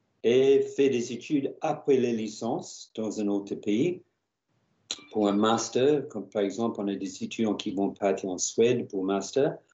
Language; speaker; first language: French; non-native, fluent; English